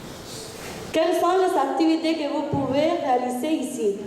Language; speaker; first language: French; non-native, learner; Spanish